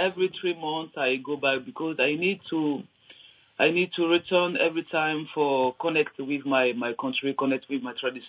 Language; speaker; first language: English; non-native, learner; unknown